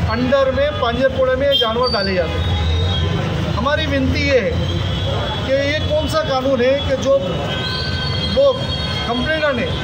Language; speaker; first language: Hindi; native; Hindi